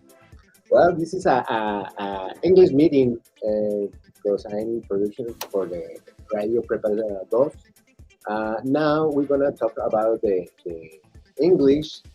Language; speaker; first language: English; non-native, learner; Spanish